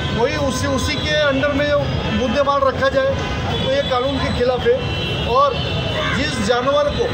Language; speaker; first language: Hindi; native; Hindi